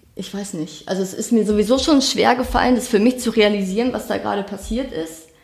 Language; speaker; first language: German; native; German